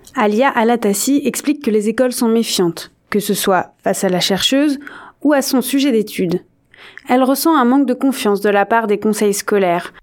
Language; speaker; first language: French; native; French